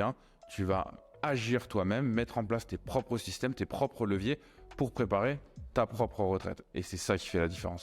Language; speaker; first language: French; native; French